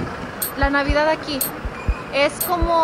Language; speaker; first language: Spanish; early bilingual, heritage; Spanish